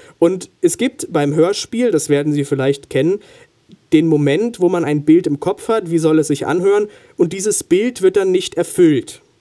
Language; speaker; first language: German; native; German